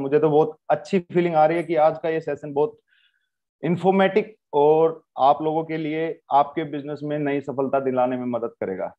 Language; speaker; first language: Hindi; native; Hindi